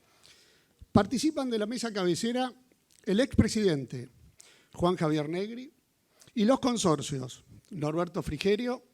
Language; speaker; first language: Spanish; native; Spanish